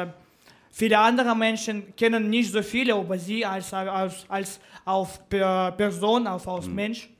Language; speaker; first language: German; non-native, learner; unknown